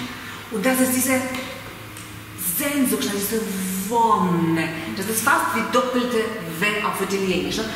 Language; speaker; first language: German; non-native, fluent; Russian